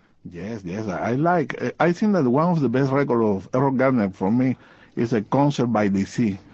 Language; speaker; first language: English; non-native, learner; Spanish